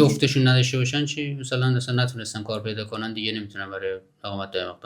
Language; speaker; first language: Persian; native; Persian